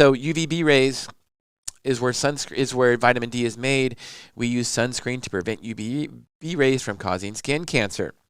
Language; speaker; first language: English; native; English